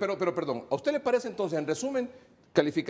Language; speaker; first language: Spanish; native; Spanish